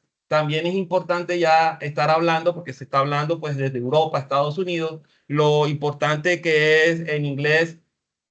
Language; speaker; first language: Spanish; native; Spanish